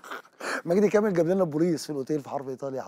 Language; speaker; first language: Arabic; native; Arabic